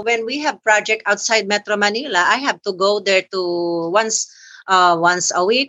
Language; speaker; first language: English; non-native, local second language; Filipino